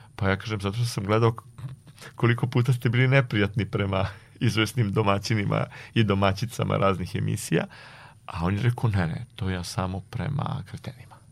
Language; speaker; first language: Serbian; native; Serbian